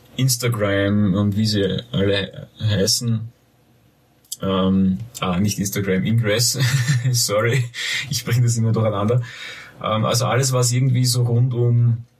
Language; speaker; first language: German; native; German